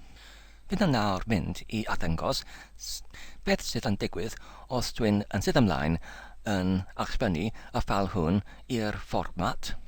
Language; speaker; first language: Welsh; non-native, learner; English